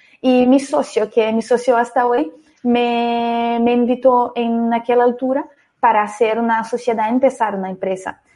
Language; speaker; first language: Spanish; non-native, fluent; Portuguese